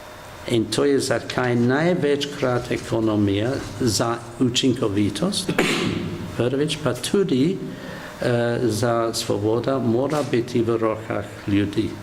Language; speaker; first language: Slovenian; non-native, learner; English